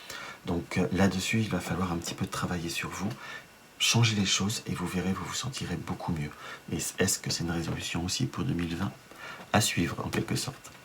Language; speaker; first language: French; native; French